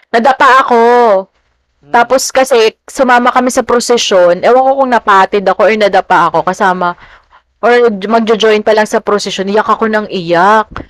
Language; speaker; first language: Filipino; native; Filipino